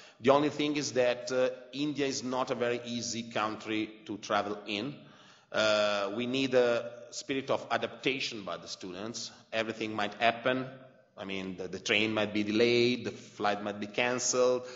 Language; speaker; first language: English; non-native, fluent; Italian